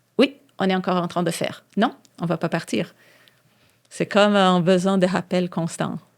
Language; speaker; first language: French; non-native, fluent; Portuguese